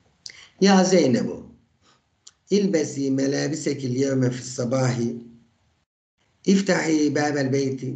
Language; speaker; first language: Arabic; non-native, fluent; Turkish